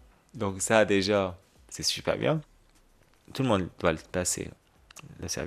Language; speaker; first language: French; non-native, fluent; Arabic